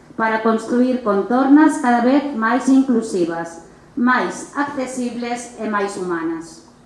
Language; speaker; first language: Galician; non-native, fluent; Spanish